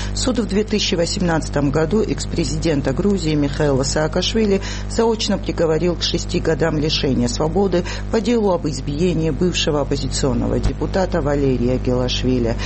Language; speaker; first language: Russian; non-native, local second language; Georgian